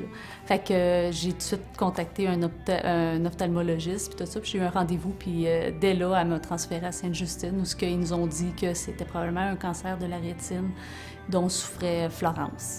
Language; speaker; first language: French; native; French